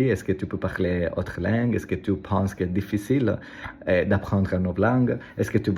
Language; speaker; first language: French; non-native, learner; Italian